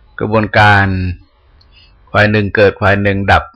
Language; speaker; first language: Thai; native; Thai